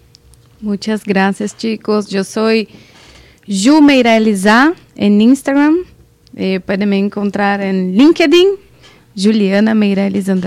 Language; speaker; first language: Spanish; non-native, learner; Portuguese